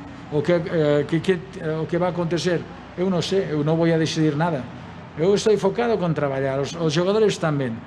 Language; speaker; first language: Portuguese; non-native, learner; Spanish